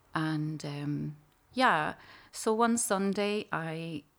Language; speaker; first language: English; native; English